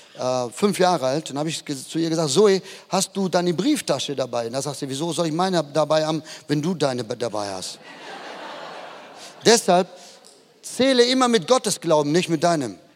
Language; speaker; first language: German; native; German